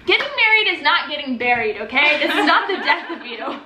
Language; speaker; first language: English; native; English